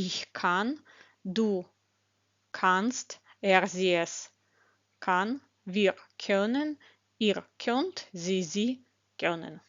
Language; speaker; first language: German; non-native, fluent; Ukrainian